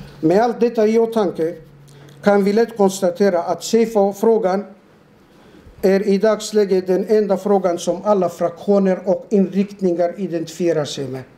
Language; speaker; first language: Swedish; non-native, fluent; Turoyo